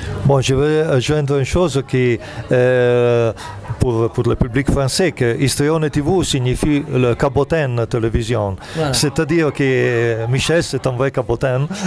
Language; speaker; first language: French; non-native, fluent; Italian